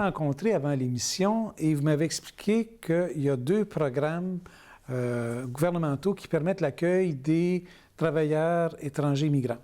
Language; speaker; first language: French; native; French